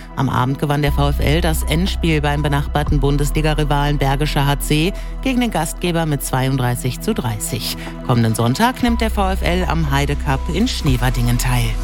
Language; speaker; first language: German; native; German